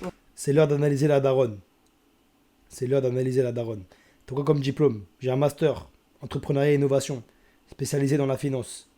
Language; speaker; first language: French; native; French